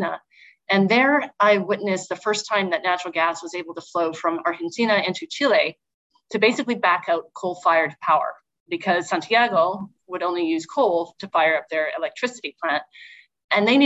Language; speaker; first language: English; native; English